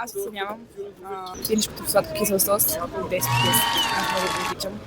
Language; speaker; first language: Bulgarian; native; Bulgarian